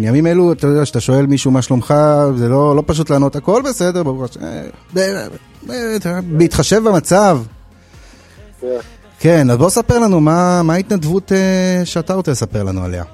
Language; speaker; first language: Hebrew; native; Hebrew